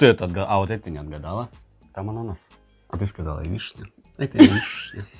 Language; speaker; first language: Russian; native; Russian